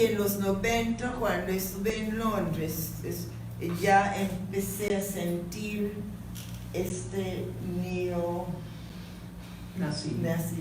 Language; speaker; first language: Spanish; non-native, fluent; English